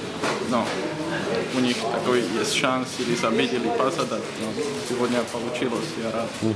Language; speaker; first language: Russian; non-native, fluent; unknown